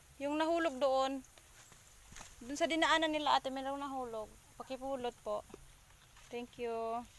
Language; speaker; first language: Filipino; non-native, local second language; Bikol